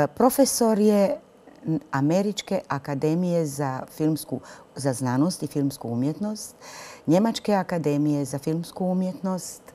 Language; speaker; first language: Croatian; native; Croatian